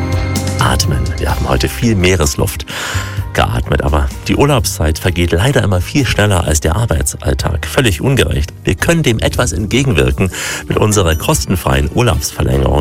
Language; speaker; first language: German; native; German